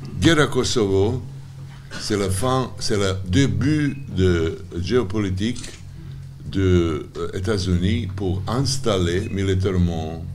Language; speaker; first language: French; non-native, learner; Serbian